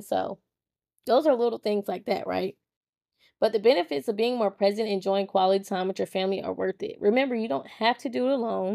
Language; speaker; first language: English; native; English